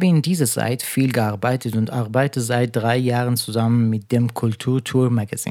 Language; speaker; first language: German; non-native, fluent; Persian